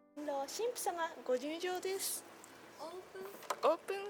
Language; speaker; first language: Japanese; native; Japanese